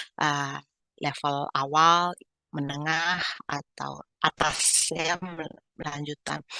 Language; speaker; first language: Indonesian; native; Indonesian